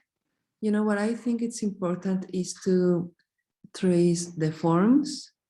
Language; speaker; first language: English; non-native, fluent; Spanish